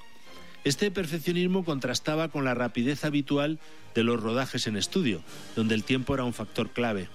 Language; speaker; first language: Spanish; native; Spanish